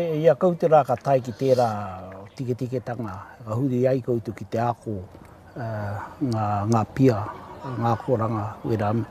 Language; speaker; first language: Māori; native; Māori